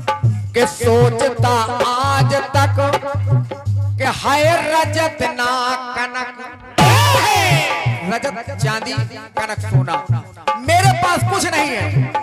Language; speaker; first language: Hindi; native; Hindi